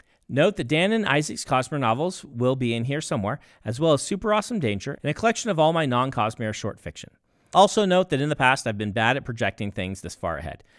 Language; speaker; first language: English; native; English